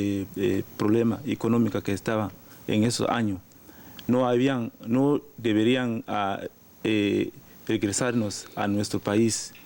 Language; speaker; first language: Spanish; non-native, learner; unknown